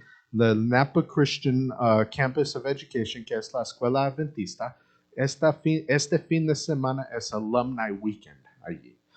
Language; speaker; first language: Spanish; early bilingual, heritage; Spanish